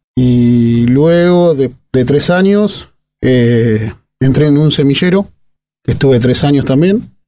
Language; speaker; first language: Spanish; native; Spanish